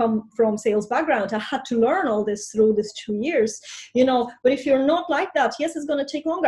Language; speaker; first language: English; non-native, fluent; Russian